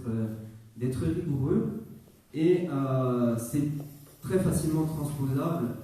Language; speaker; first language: French; native; French